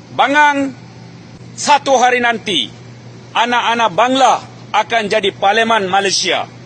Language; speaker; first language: Malay; non-native, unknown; Bangla